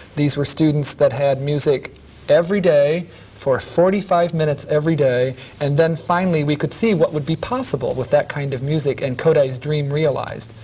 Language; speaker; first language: English; native; English